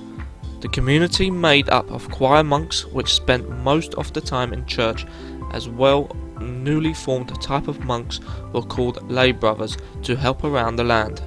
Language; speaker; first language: English; non-native, fluent; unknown